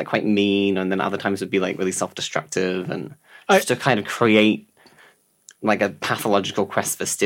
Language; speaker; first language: English; native; English